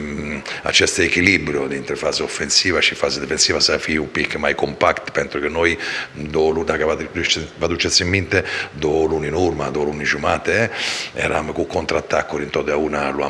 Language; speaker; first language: Romanian; non-native, fluent; Italian